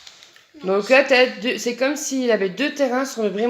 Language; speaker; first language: French; native; French